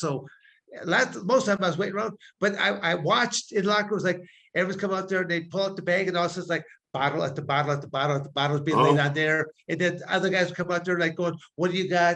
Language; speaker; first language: English; native; English